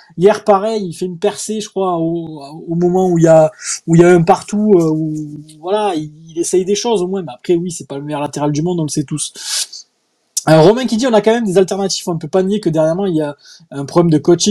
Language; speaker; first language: French; native; French